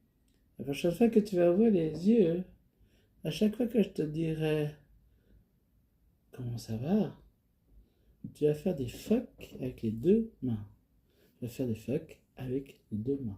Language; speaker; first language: French; native; French